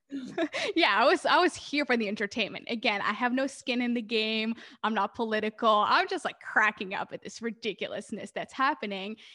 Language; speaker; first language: English; early bilingual, other home language; Hebrew